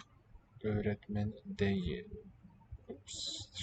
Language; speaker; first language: Turkish; non-native, learner; English